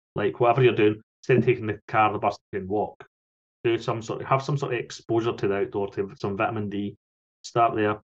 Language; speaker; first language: English; native; English